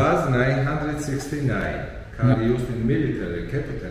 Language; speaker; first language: English; non-native, learner; Georgian